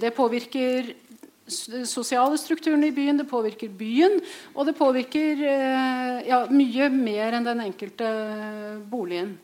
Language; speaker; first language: Norwegian; native; Norwegian